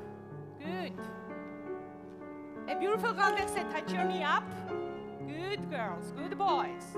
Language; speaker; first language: English; non-native, learner; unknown